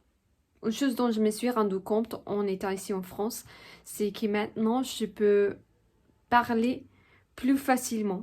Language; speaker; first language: French; non-native, fluent; Spanish